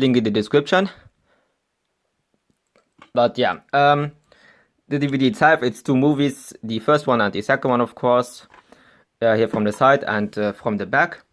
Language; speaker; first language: English; non-native, fluent; German